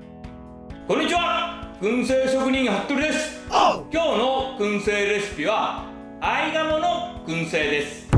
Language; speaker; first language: Japanese; native; Japanese